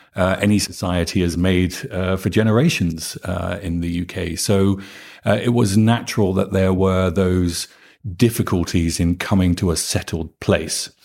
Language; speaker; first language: English; native; English